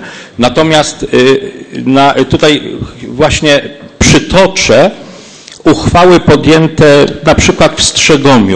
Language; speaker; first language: Polish; native; Polish